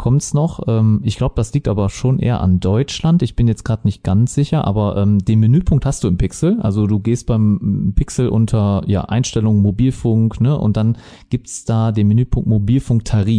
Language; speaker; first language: German; native; German